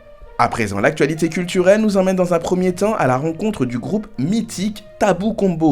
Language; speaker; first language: French; non-native, local second language; Haitian Creole